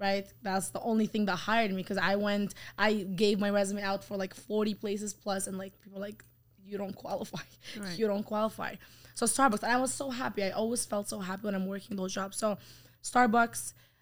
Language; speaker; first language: English; non-native, fluent; Arabic